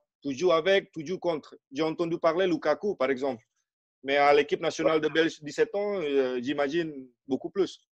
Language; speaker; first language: French; non-native, fluent; Indonesian